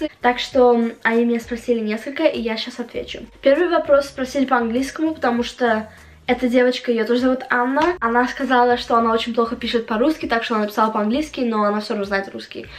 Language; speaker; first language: Russian; early bilingual, heritage; Russian